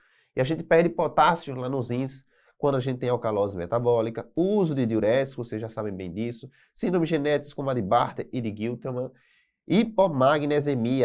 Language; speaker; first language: Portuguese; native; Portuguese